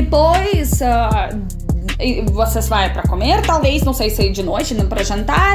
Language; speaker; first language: Portuguese; non-native, fluent; Russian